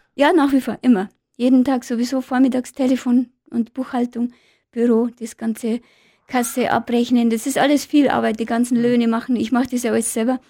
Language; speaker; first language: German; native; German